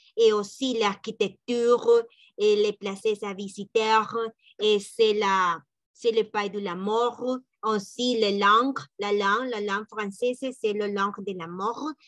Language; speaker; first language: French; non-native, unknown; Spanish